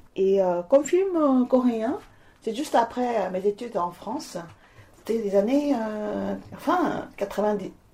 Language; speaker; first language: French; non-native, fluent; Korean